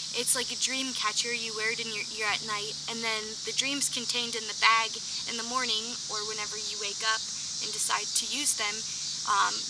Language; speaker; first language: English; native; English